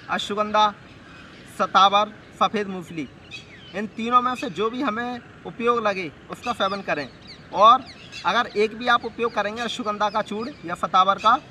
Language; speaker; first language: Hindi; native; Hindi